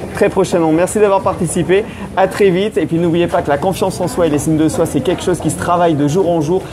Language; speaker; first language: French; native; French